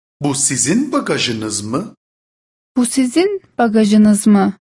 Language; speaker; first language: Turkish; non-native, fluent; Persian